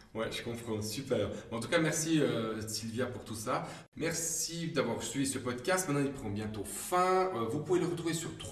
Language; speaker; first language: French; native; French